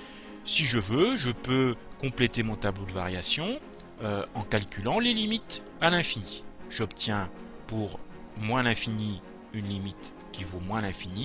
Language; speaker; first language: French; native; French